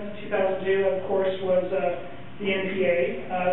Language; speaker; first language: English; native; English